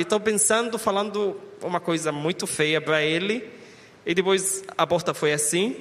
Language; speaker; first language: Portuguese; non-native, learner; Arabic